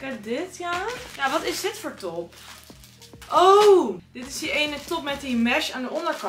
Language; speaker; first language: Dutch; native; Dutch